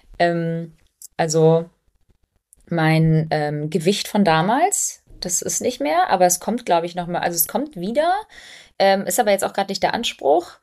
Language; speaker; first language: German; early bilingual, other home language; Albanian